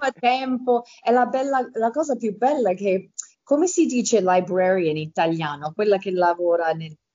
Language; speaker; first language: Italian; early bilingual, heritage; Italian